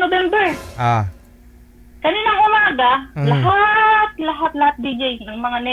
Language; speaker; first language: Filipino; native; Filipino